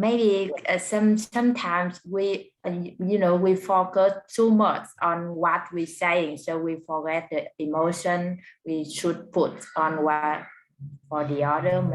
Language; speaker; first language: English; non-native, learner; Vietnamese